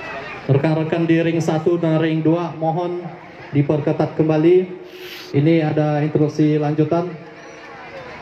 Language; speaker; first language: Indonesian; native; Indonesian